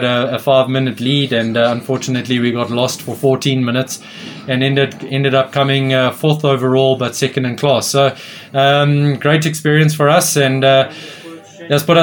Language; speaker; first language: English; native; English